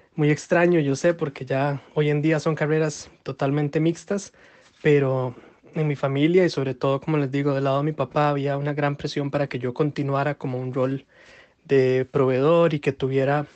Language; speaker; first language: Spanish; native; Spanish